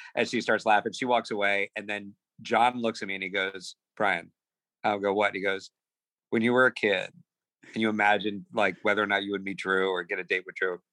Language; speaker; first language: English; native; English